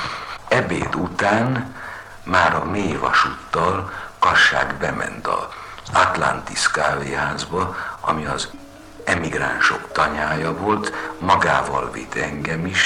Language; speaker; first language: Hungarian; native; Hungarian